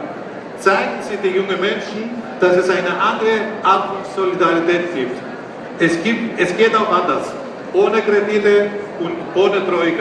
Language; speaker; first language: German; non-native, fluent; Greek